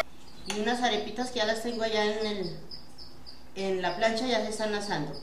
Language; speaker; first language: Spanish; native; Spanish